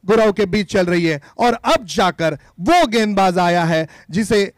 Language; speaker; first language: Hindi; non-native, local second language; Marathi